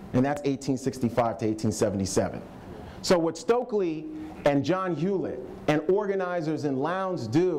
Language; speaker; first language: English; native; English